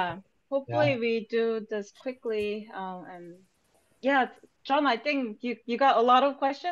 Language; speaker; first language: English; non-native, fluent; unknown